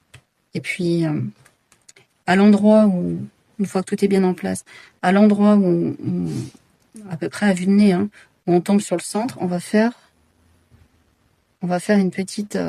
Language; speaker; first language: French; native; French